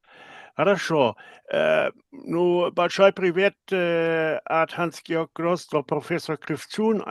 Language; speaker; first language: Russian; non-native, learner; German